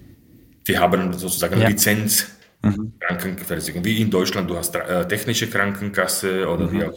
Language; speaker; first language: German; non-native, fluent; Slovak